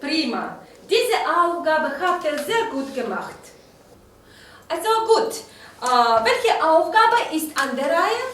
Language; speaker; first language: German; non-native, fluent; Russian